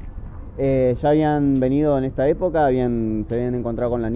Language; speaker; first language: Spanish; native; Spanish